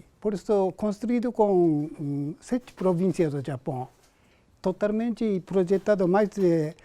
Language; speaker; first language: Portuguese; non-native, learner; Japanese